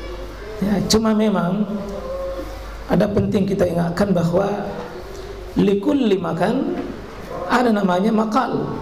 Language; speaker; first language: Indonesian; native; Indonesian